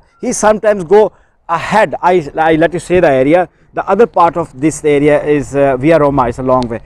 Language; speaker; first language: English; non-native, local second language; Urdu